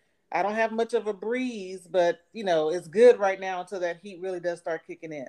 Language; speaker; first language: English; native; English